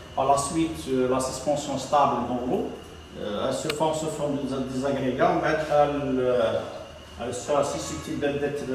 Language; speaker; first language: French; non-native, local second language; Arabic